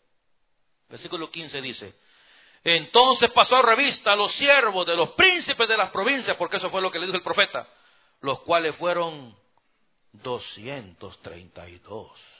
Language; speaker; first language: Spanish; native; Spanish